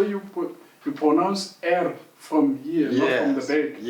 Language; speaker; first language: English; non-native, local second language; Southern Sotho